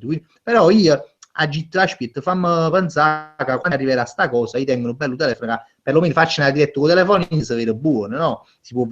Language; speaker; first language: Italian; native; Italian